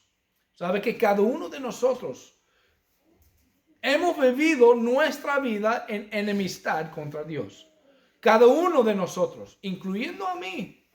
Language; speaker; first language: Spanish; non-native, fluent; English